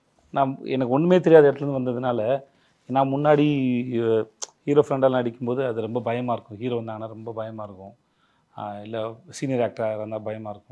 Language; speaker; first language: Tamil; native; Tamil